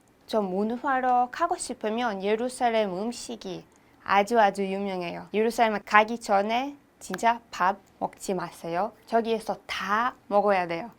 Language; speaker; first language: Korean; non-native, learner; Hebrew